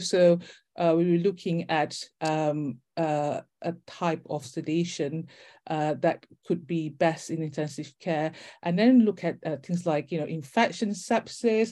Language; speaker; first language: English; non-native, local second language; Malay